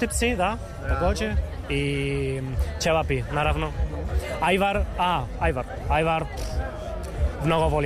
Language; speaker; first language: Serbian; non-native, learner; Spanish